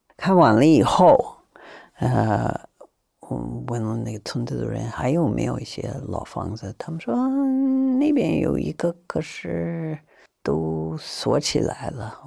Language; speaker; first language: Chinese; non-native, fluent; English